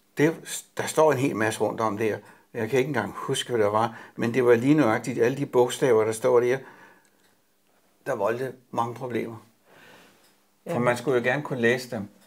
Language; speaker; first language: Danish; native; Danish